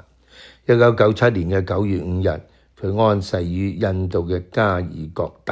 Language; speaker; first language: Chinese; non-native, local second language; Cantonese